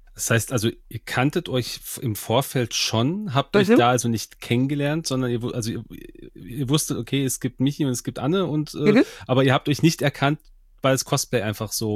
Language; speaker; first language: German; native; German